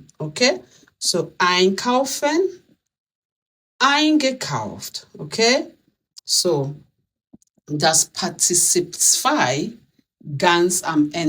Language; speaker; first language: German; non-native, fluent; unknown